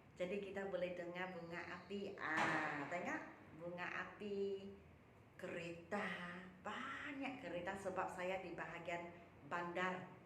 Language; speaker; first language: Malay; non-native, local second language; Chinese